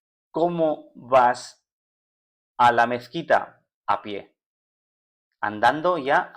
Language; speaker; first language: Spanish; non-native, fluent; Urdu